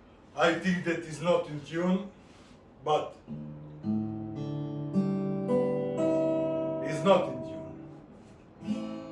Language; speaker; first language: English; non-native, learner; Italian